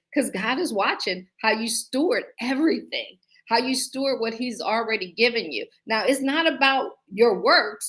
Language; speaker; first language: English; native; English